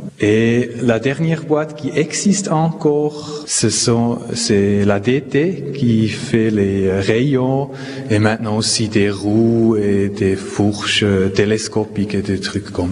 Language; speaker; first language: French; non-native, local second language; Swiss German